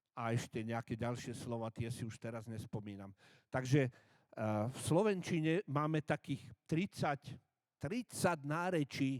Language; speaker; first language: Slovak; native; Slovak